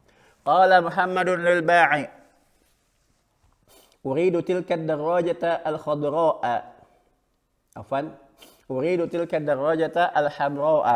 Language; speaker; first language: Arabic; non-native, fluent; Indonesian